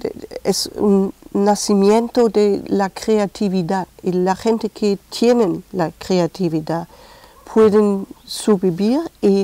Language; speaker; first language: Spanish; non-native, fluent; German